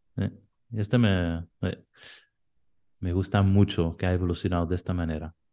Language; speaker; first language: Spanish; non-native, fluent; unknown